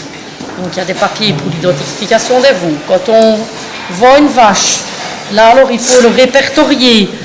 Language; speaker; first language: French; native; French